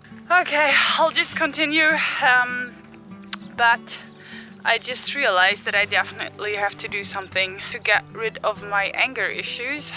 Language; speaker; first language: English; non-native, fluent; German